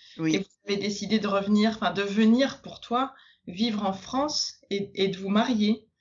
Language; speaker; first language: French; native; French